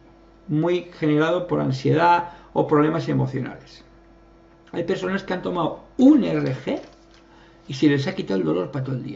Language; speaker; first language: Spanish; native; Spanish